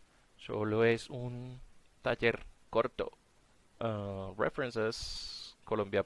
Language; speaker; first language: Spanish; native; Spanish